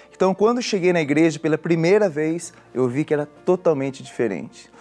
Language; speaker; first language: Portuguese; native; Portuguese